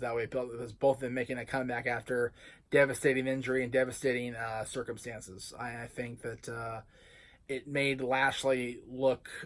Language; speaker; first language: English; native; English